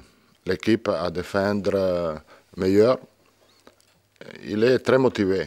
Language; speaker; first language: French; non-native, learner; Italian